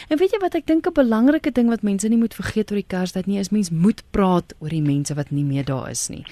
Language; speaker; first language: Afrikaans; native; Afrikaans